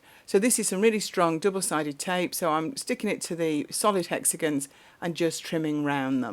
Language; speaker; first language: English; native; English